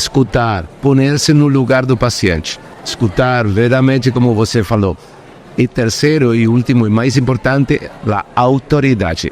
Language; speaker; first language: Portuguese; non-native, fluent; Spanish